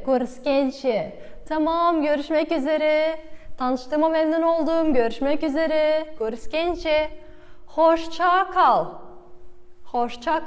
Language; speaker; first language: Turkish; non-native, fluent; Kazakh